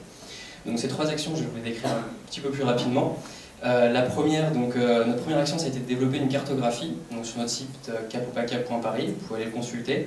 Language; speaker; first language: French; native; French